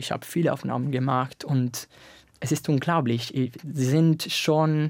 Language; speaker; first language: German; non-native, fluent; Italian